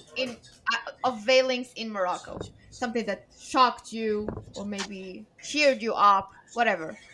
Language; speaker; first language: English; non-native, fluent; Arabic